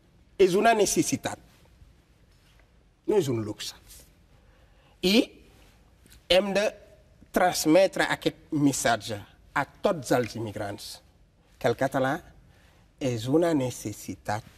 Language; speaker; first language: Catalan; non-native, fluent; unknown